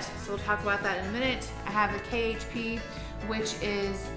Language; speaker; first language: English; native; English